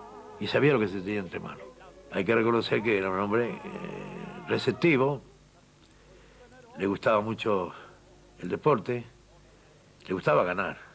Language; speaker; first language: Spanish; native; Spanish